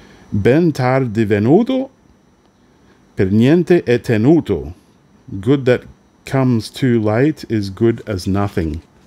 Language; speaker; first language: English; early bilingual, other home language; Italian